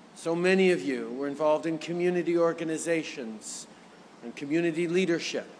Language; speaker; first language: English; early bilingual, other home language; French